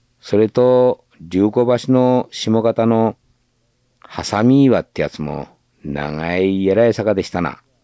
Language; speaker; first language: Japanese; native; Japanese